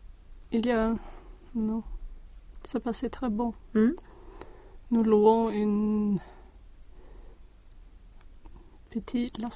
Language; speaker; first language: French; non-native, learner; Swedish